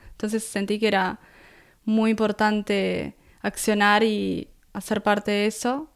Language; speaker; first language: Spanish; native; Spanish